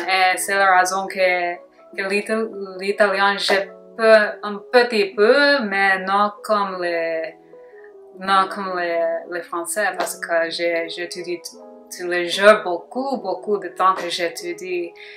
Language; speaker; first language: French; non-native, learner; English